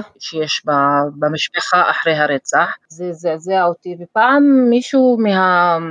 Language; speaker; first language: Hebrew; non-native, local second language; Arabic